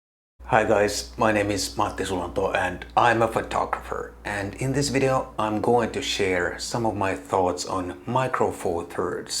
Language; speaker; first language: English; non-native, fluent; Finnish